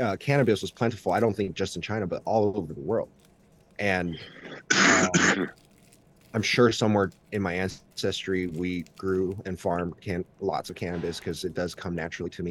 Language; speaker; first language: English; early bilingual, other home language; Chinese